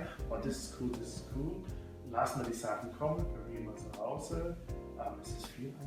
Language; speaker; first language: German; non-native, fluent; English